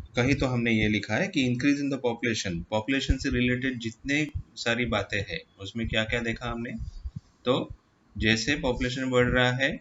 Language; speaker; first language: Hindi; non-native, local second language; Marathi